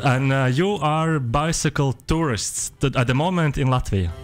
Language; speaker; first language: English; non-native, fluent; Latvian